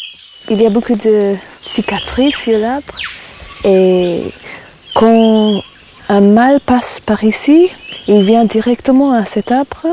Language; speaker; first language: French; non-native, fluent; English